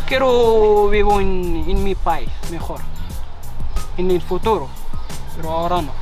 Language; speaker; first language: Spanish; non-native, learner; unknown